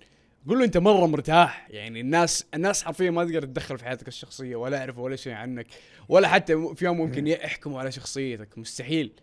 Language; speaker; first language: Arabic; native; Arabic